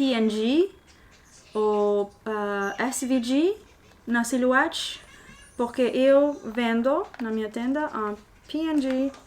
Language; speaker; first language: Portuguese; non-native, learner; English